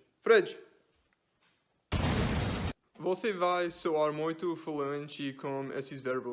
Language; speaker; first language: Portuguese; non-native, learner; English